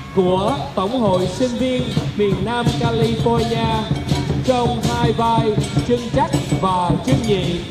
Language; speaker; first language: Vietnamese; native; Vietnamese